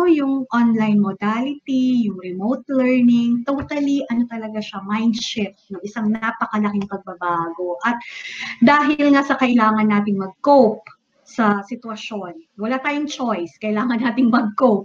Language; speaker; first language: English; non-native, local second language; Bikol